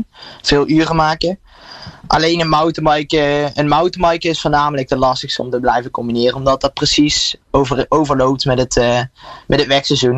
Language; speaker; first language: Dutch; native; Dutch